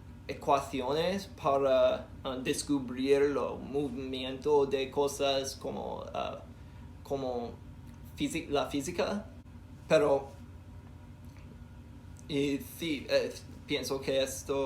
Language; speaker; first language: Spanish; non-native, learner; English